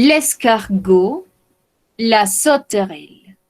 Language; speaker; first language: French; non-native, fluent; Spanish